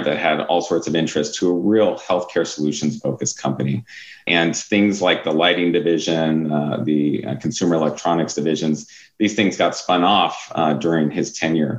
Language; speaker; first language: English; native; English